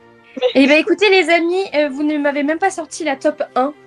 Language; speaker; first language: French; native; French